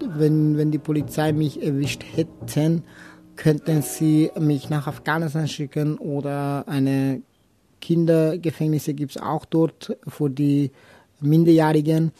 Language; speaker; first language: German; non-native, local second language; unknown